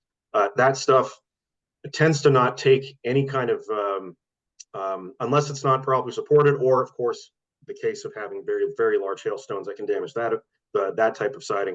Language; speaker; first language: English; native; English